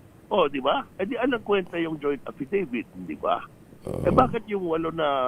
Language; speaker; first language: Filipino; native; Filipino